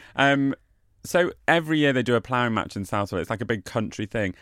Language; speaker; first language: English; native; English